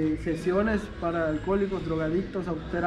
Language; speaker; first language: Spanish; native; Spanish